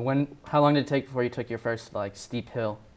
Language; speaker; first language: English; native; English